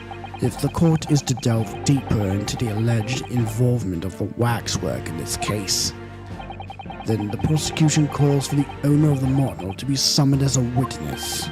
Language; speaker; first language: English; native; English